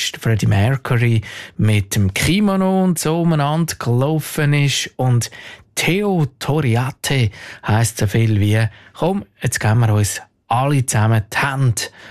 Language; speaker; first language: German; native; German